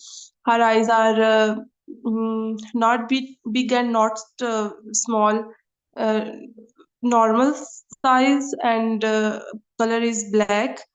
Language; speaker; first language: English; non-native, learner; Urdu